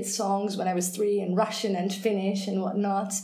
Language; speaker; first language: English; non-native, fluent; Hungarian